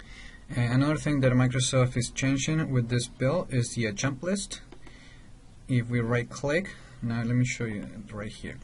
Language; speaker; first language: English; non-native, fluent; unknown